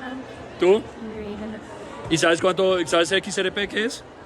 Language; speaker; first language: Spanish; native; Spanish